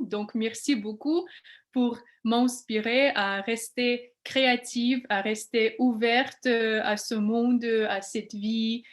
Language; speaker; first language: French; non-native, fluent; English